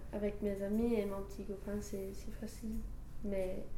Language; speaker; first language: French; non-native, fluent; English